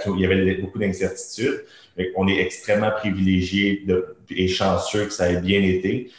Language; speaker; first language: French; native; French